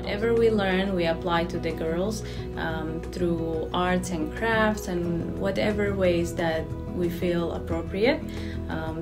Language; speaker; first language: English; non-native, fluent; Arabic